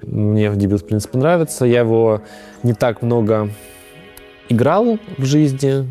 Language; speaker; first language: Russian; native; Russian